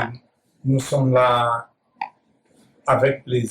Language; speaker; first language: French; non-native, learner; Portuguese